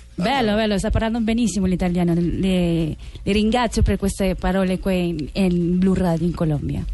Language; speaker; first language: Italian; non-native, learner; Spanish